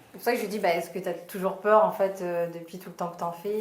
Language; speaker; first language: French; native; French